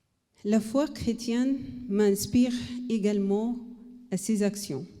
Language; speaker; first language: French; non-native, learner; Arabic